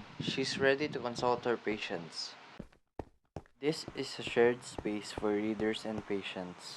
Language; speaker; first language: English; non-native, local second language; Filipino